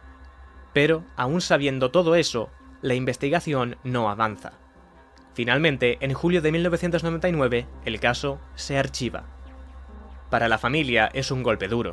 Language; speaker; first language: Spanish; native; Spanish